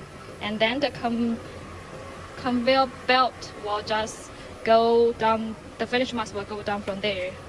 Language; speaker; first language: English; non-native, learner; Chinese